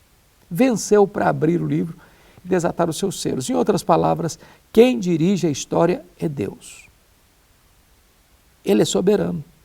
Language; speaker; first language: Portuguese; native; Portuguese